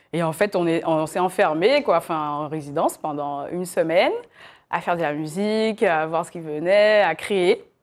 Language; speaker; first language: French; native; French